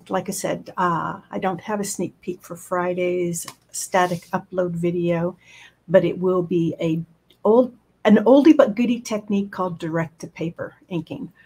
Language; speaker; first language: English; native; English